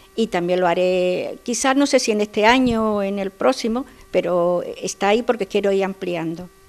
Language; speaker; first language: Spanish; native; Spanish